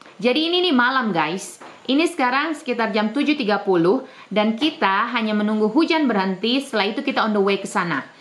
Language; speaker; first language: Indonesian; native; Indonesian